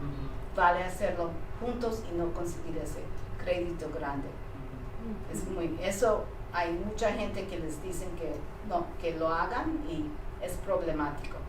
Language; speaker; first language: Spanish; early bilingual, heritage; Spanish